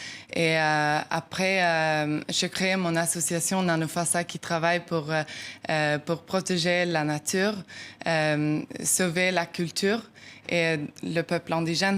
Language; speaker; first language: French; non-native, learner; Norwegian